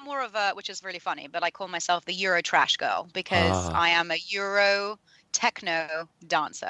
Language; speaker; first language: English; native; English